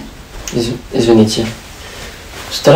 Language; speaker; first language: Russian; non-native, learner; English